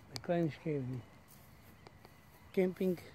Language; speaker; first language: Dutch; non-native, learner; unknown